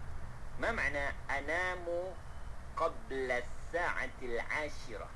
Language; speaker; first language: Arabic; non-native, fluent; Malay